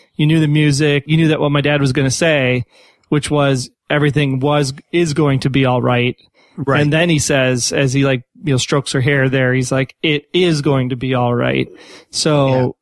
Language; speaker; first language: English; native; English